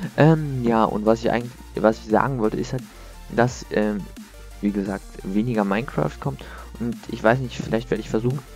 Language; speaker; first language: German; native; German